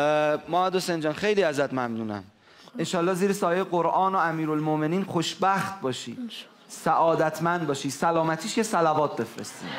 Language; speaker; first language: Persian; native; Persian